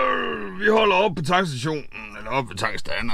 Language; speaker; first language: Danish; native; Danish